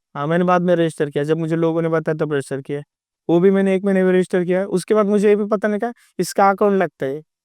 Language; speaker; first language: Hindi; non-native, local second language; Marathi